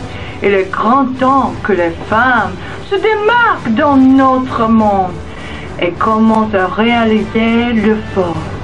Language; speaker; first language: French; non-native, fluent; English